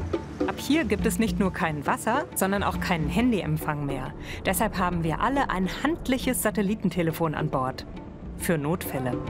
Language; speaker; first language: German; native; German